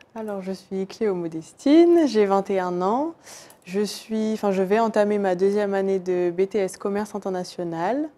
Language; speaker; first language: French; native; French